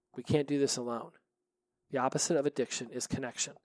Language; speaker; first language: English; native; English